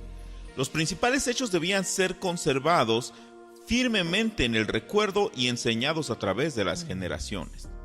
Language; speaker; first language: Spanish; native; Spanish